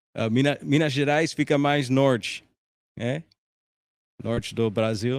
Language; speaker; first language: Portuguese; non-native, learner; English